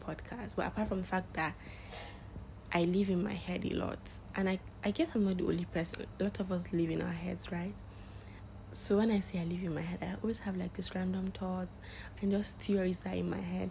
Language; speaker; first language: English; non-native, local second language; Hausa